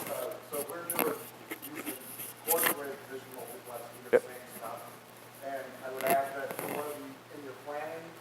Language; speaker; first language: English; native; English